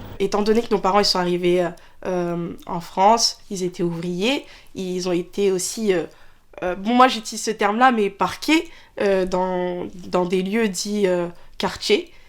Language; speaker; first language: French; early bilingual, other home language; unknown